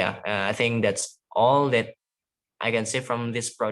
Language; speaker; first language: English; non-native, fluent; Indonesian